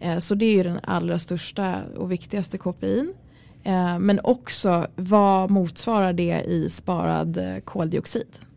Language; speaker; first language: Swedish; early bilingual, other home language; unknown